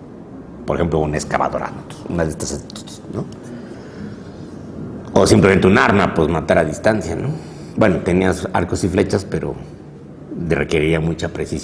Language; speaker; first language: Spanish; native; Spanish